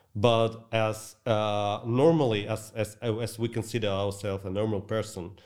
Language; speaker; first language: English; non-native, learner; Ukrainian